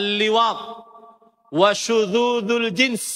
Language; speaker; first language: Arabic; non-native, fluent; Indonesian